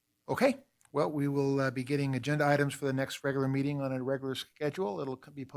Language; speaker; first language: English; native; English